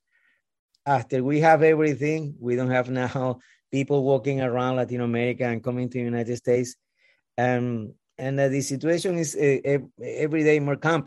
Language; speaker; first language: English; non-native, learner; Spanish